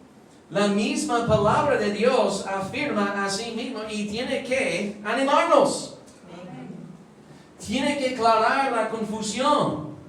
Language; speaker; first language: Spanish; non-native, fluent; English